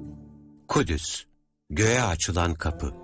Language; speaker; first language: Turkish; native; Turkish